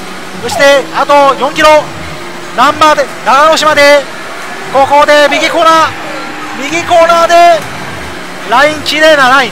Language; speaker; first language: Japanese; non-native, learner; Korean